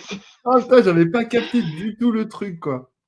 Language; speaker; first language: French; native; French